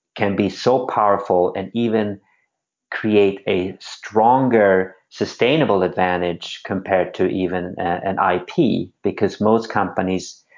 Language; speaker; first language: English; non-native, fluent; Swedish